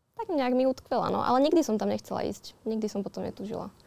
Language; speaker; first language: Slovak; native; Slovak